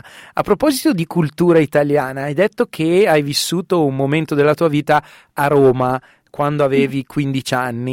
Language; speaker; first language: Italian; native; Italian